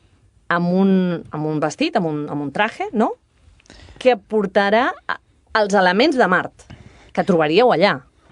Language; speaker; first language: Catalan; native; Catalan